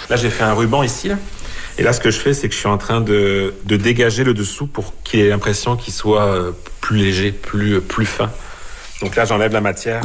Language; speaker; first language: French; native; French